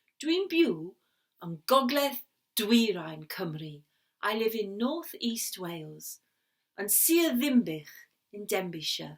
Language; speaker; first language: Welsh; non-native, learner; English